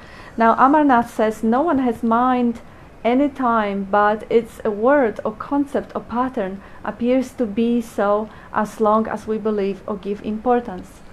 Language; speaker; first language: English; non-native, fluent; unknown